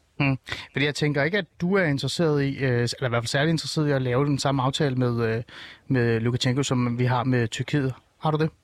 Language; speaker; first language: Danish; early bilingual, other home language; Persian